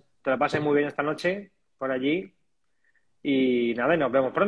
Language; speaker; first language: Spanish; native; Spanish